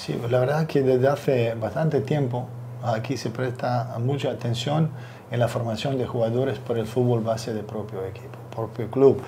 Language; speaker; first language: Spanish; non-native, fluent; Serbian